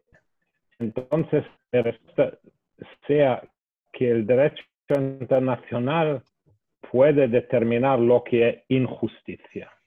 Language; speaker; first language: Spanish; non-native, fluent; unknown